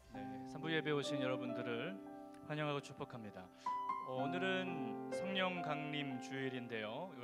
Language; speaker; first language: Korean; native; Korean